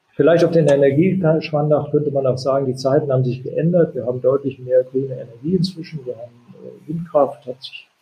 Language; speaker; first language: German; native; German